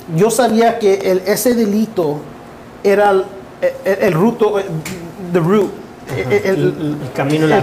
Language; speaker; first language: Spanish; early bilingual, heritage; Spanish